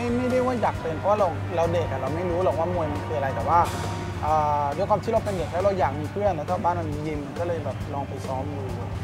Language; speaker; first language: Thai; early bilingual, other home language; French